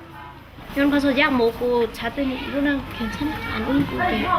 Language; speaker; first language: Korean; non-native, local second language; Lao